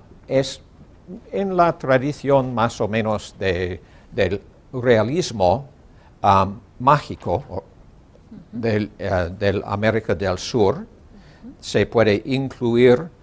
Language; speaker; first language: Spanish; non-native, learner; English